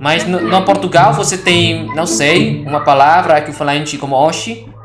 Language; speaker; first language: Portuguese; non-native, learner; Indonesian